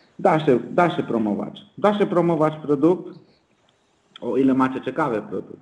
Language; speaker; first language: Polish; non-native, fluent; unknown